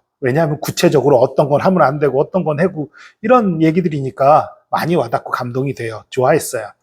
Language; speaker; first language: Korean; native; Korean